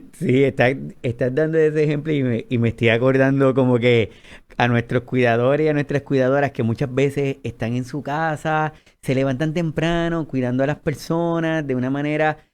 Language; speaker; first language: Spanish; native; Spanish